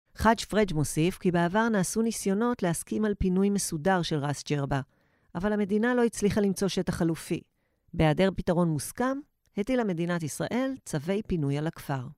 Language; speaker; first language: Hebrew; native; Hebrew